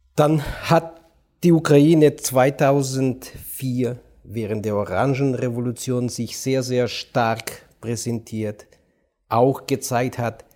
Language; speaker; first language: German; non-native, fluent; Ukrainian